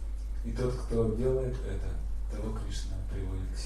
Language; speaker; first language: Russian; native; Russian